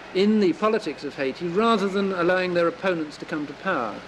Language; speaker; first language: English; native; English